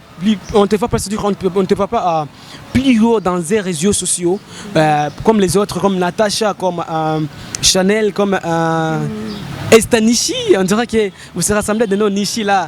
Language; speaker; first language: French; non-native, local second language; Rundi